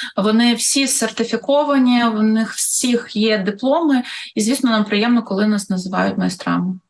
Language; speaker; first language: Ukrainian; non-native, local second language; Russian